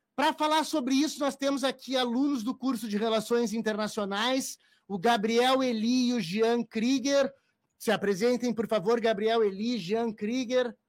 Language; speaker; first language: Portuguese; native; Portuguese